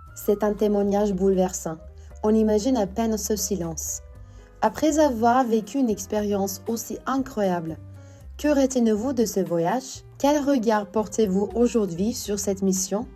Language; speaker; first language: French; non-native, learner; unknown